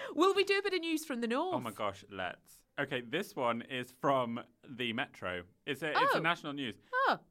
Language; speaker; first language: English; native; English